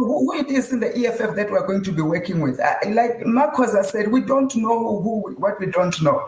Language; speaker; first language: English; non-native, local second language; Tsonga